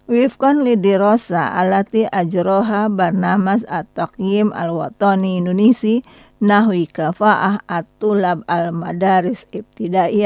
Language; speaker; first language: Arabic; non-native, fluent; Indonesian